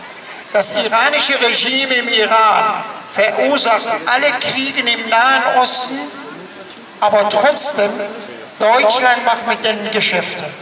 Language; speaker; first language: German; non-native, fluent; Persian